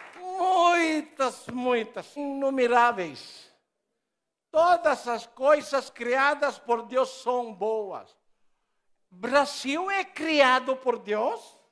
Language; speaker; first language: Portuguese; non-native, learner; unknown